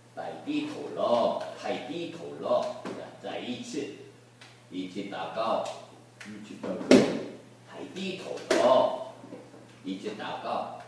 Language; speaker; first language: Chinese; non-native, learner; Korean